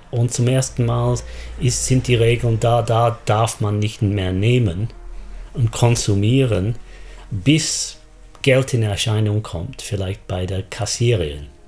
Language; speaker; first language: German; non-native, fluent; English